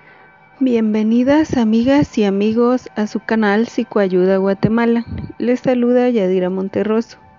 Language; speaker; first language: Spanish; native; Spanish